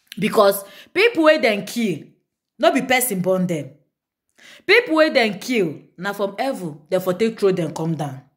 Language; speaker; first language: Nigerian Pidgin; non-native, local second language; Yoruba